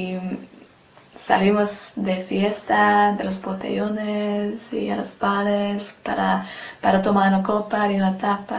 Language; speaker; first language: Spanish; non-native, learner; English